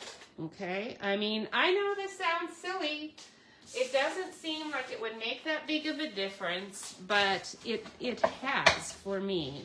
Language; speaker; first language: English; native; English